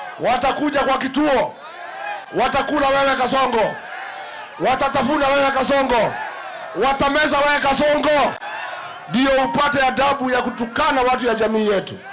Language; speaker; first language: Swahili; non-native, local second language; Kikuyu